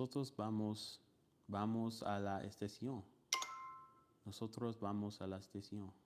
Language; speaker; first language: Spanish; non-native, learner; English